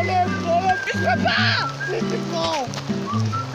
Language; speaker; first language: French; native; French